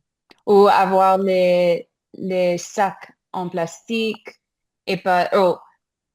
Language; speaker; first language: French; non-native, learner; English